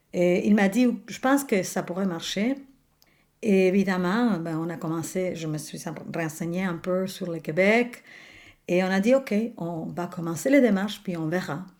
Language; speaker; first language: French; non-native, fluent; Spanish